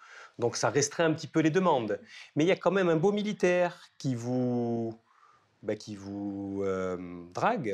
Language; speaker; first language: French; native; French